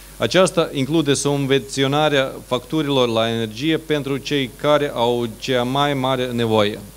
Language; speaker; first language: Romanian; non-native, fluent; Latvian